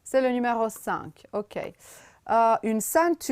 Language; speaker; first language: French; non-native, fluent; Romanian